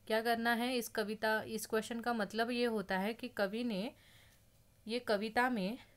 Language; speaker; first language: Hindi; non-native, local second language; Marathi